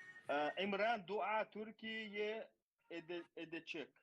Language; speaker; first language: Turkish; non-native, learner; Chechen